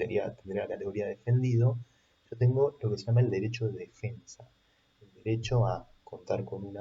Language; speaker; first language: Spanish; native; Spanish